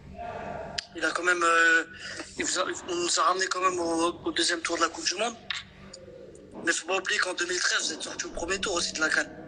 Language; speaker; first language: French; native; French